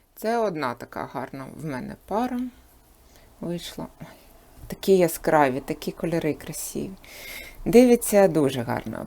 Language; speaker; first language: Ukrainian; non-native, local second language; Russian